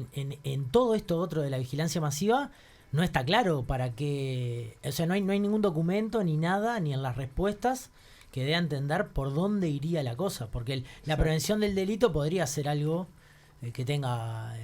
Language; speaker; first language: Spanish; native; Spanish